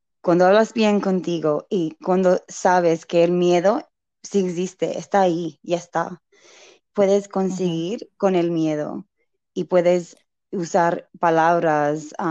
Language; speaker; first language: Spanish; non-native, learner; English